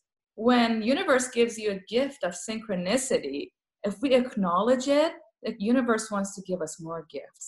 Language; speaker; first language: English; non-native, fluent; Persian